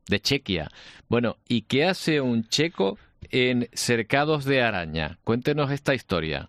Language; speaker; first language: Spanish; native; Spanish